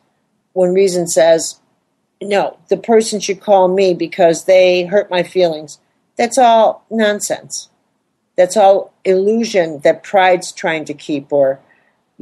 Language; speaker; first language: English; native; English